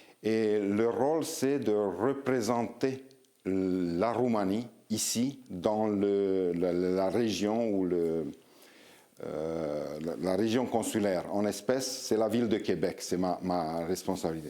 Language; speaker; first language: French; non-native, fluent; Romanian